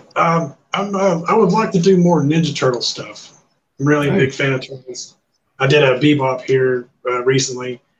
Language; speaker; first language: English; native; English